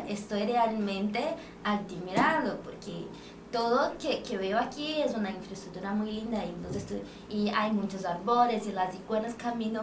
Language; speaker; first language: Spanish; non-native, fluent; Portuguese